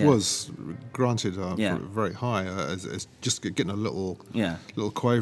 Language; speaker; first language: English; native; English